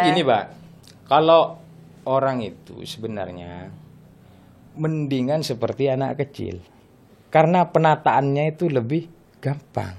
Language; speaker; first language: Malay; non-native, local second language; Madurese